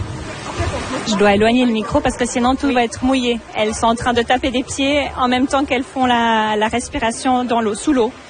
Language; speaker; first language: French; native; French